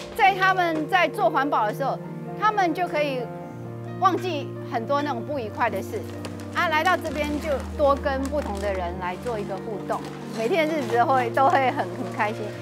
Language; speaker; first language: Chinese; native; Chinese